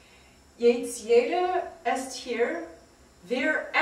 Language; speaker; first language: German; non-native, learner; English